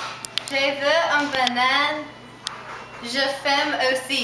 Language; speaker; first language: French; non-native, learner; English